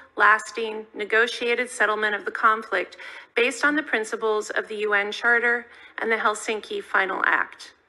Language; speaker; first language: English; native; English